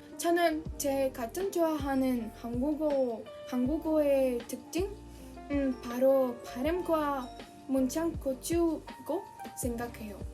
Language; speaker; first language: Korean; non-native, learner; Spanish